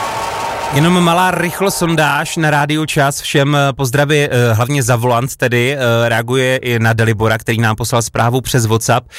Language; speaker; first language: Czech; native; Czech